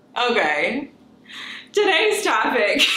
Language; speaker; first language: English; native; English